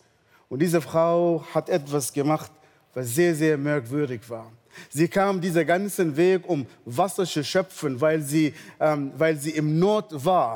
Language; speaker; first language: German; non-native, fluent; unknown